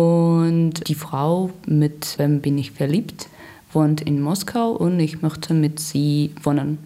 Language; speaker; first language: German; non-native, learner; Russian